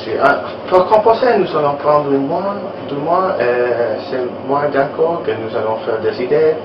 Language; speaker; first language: French; non-native, learner; Italian